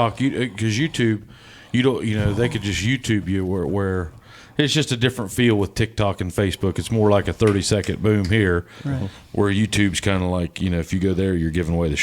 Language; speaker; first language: English; native; English